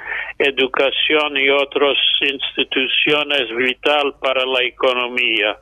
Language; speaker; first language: Spanish; non-native, fluent; English